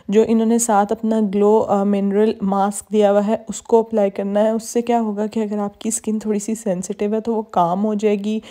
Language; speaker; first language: Urdu; native; Urdu